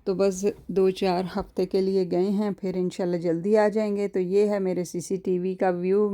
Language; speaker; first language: Urdu; non-native, local second language; Punjabi